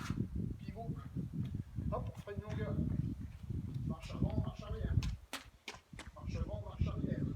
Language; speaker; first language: French; native; French